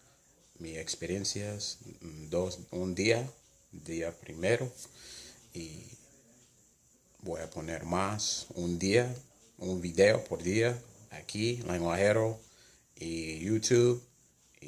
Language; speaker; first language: Spanish; non-native, learner; English